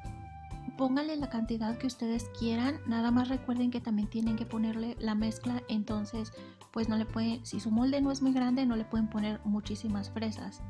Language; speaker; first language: Spanish; native; Spanish